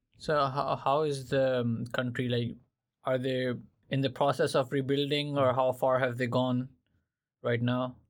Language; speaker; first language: English; non-native, fluent; Urdu